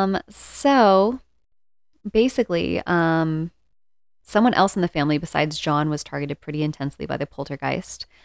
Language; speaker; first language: English; native; English